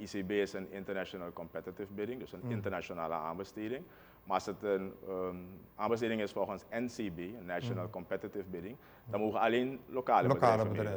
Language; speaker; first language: Dutch; native; Dutch